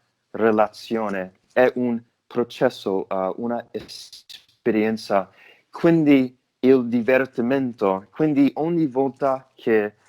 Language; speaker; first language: Italian; non-native, learner; English